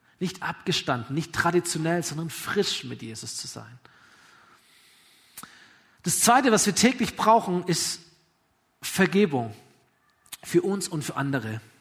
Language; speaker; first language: German; native; German